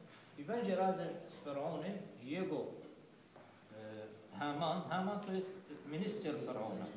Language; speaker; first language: Polish; non-native, fluent; Arabic